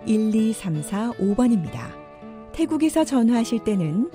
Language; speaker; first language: Korean; native; Korean